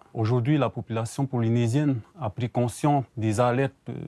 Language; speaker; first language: French; non-native, local second language; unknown